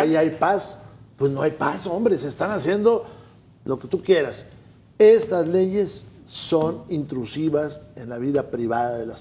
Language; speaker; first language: Spanish; native; Spanish